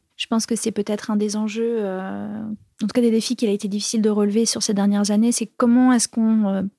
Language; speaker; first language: French; native; French